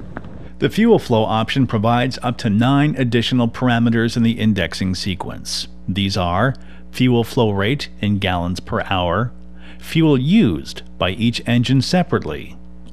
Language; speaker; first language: English; native; English